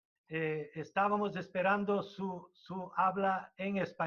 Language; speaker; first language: Spanish; non-native, fluent; Portuguese